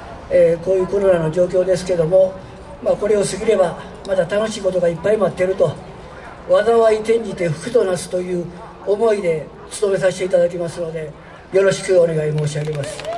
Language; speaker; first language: Japanese; native; Japanese